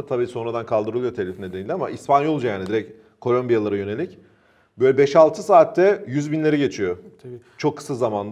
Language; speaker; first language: Turkish; native; Turkish